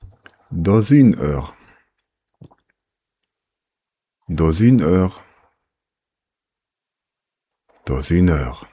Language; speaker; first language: French; non-native, fluent; German